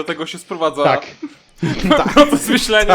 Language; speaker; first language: Polish; native; Polish